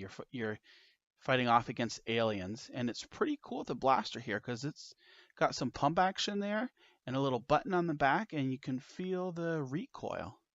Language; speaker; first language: English; native; English